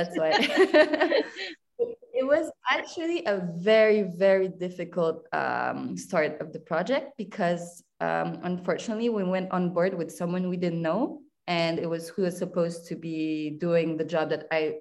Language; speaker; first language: English; non-native, local second language; French